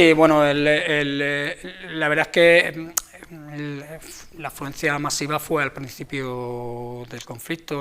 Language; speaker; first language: Spanish; native; Spanish